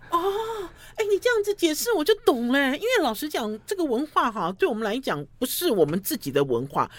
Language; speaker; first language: Chinese; native; Chinese